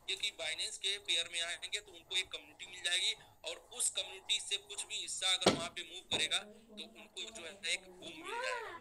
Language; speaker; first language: Hindi; native; Hindi